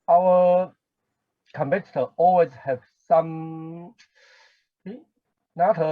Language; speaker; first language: English; non-native, learner; Chinese